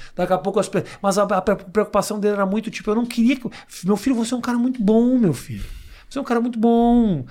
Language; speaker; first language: Portuguese; native; Portuguese